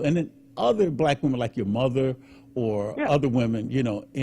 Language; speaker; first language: English; native; English